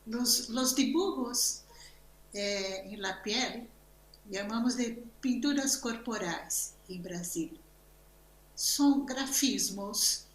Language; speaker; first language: Spanish; non-native, learner; Portuguese